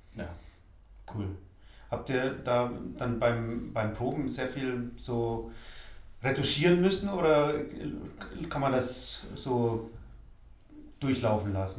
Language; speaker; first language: German; native; German